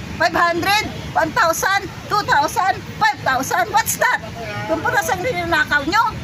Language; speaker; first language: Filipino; non-native, local second language; Hiligaynon